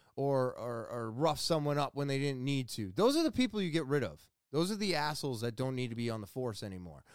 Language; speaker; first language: English; native; English